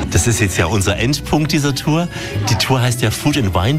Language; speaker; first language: German; native; German